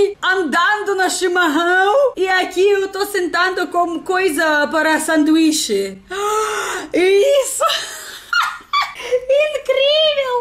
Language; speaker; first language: Portuguese; non-native, learner; Russian